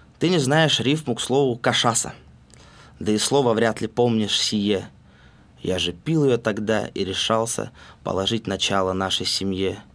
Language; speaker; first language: Russian; native; Russian